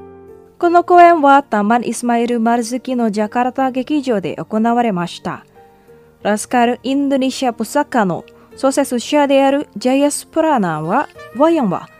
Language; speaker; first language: Japanese; non-native, fluent; Indonesian